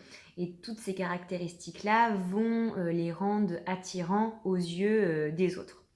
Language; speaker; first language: French; native; French